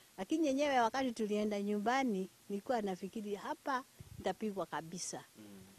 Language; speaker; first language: Swahili; non-native, local second language; Kikuyu